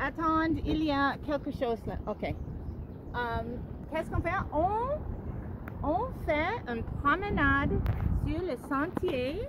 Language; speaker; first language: French; non-native, fluent; English